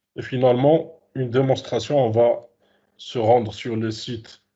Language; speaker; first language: French; non-native, local second language; Arabic